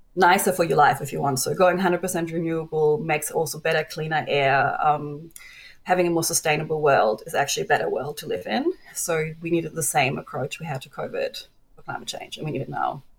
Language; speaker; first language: English; non-native, fluent; German